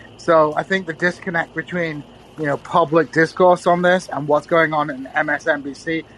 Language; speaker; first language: English; native; English